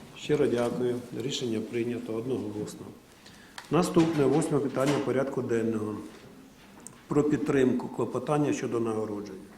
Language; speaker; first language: Ukrainian; non-native, local second language; Russian